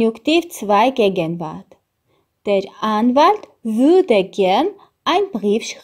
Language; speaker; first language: German; non-native, fluent; Armenian